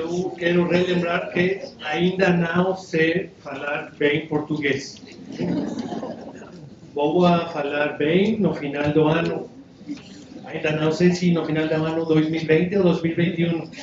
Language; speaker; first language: Portuguese; non-native, learner; Spanish